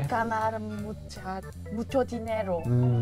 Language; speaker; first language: Spanish; non-native, learner; Korean